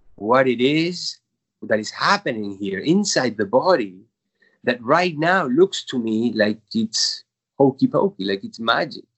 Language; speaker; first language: English; non-native, fluent; Spanish